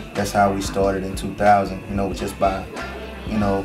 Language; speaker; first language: English; native; English